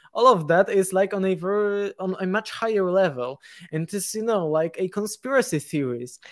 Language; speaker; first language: English; non-native, fluent; Polish